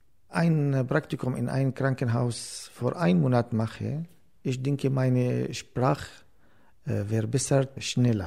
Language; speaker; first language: German; non-native, learner; Arabic